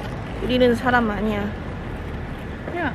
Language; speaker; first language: Korean; non-native, fluent; Thai